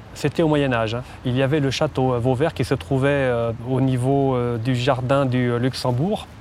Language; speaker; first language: French; native; French